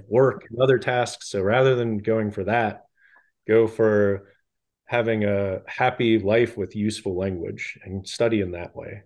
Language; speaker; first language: English; native; English